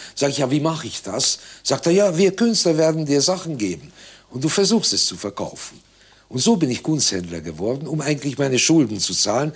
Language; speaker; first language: German; non-native, fluent; Hungarian